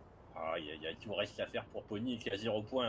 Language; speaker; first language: French; native; French